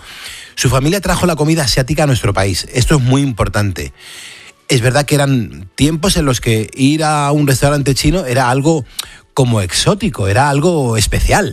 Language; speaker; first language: Spanish; native; Spanish